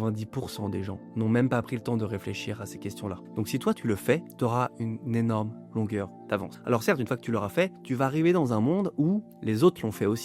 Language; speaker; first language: French; native; French